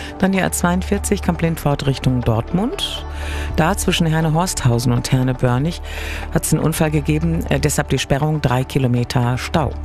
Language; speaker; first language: German; native; German